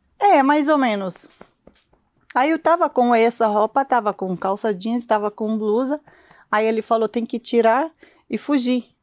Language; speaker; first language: Portuguese; non-native, learner; Arabic